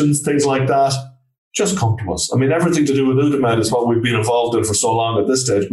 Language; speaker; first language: English; native; English